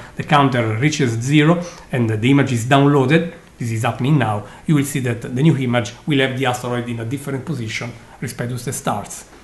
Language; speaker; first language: English; non-native, fluent; Italian